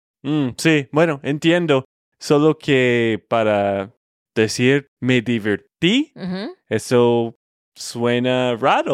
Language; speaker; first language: Spanish; non-native, fluent; English